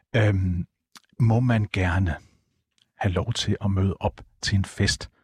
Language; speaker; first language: Danish; native; Danish